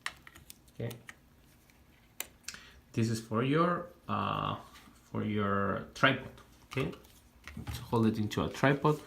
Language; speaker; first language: English; non-native, fluent; Spanish